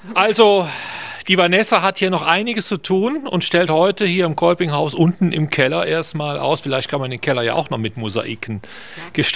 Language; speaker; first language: German; native; German